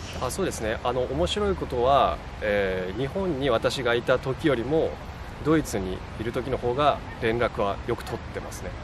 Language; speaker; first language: Japanese; native; Japanese